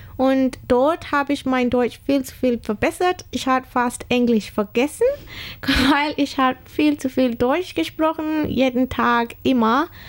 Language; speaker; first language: German; non-native, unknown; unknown